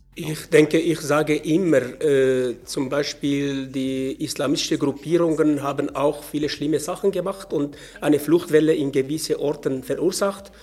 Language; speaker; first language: German; non-native, fluent; Arabic